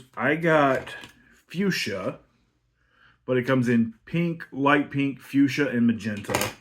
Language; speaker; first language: English; native; English